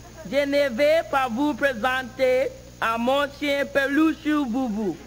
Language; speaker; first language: French; non-native, learner; English